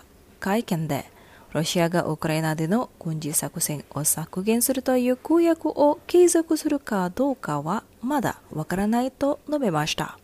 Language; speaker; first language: Japanese; non-native, fluent; Indonesian